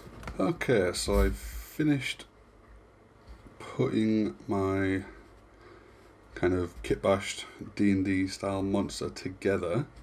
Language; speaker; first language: English; native; English